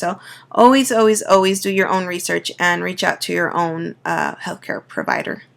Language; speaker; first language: English; native; English